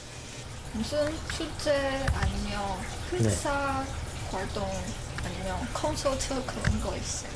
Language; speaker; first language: Korean; non-native, learner; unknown